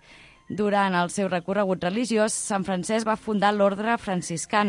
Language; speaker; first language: Catalan; native; Catalan